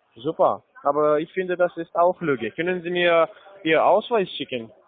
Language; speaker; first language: German; non-native, learner; Russian